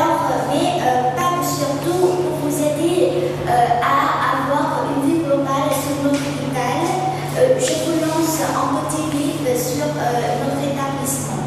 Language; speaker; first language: French; non-native, fluent; Vietnamese